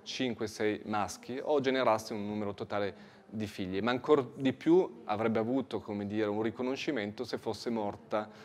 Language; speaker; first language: Italian; native; Italian